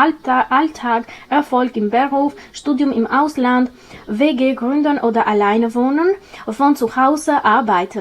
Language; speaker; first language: German; non-native, fluent; Albanian